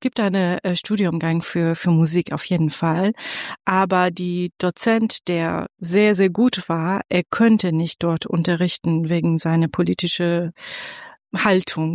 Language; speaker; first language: German; non-native, fluent; Persian